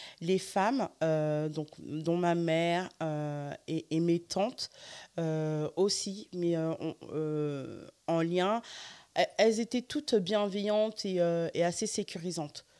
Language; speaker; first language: French; early bilingual, other home language; Fula